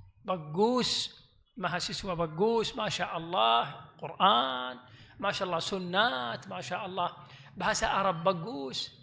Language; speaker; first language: Indonesian; non-native, learner; Arabic